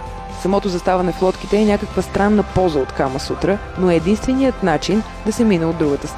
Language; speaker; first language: Bulgarian; native; Bulgarian